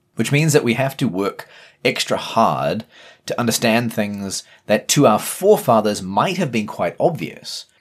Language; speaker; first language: English; native; English